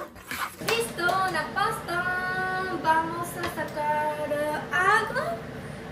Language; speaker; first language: Spanish; non-native, learner; Japanese